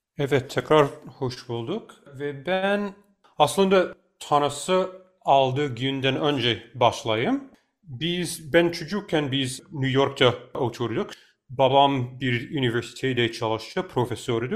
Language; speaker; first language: Turkish; non-native, fluent; English